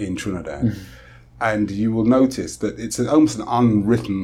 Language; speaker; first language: English; native; English